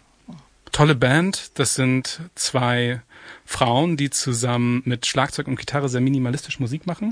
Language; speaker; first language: German; native; German